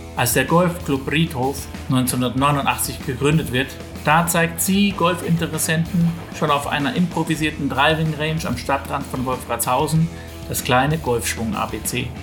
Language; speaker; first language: German; native; German